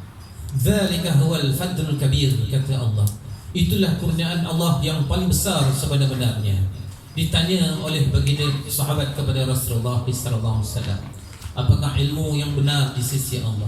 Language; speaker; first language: Malay; native; Malay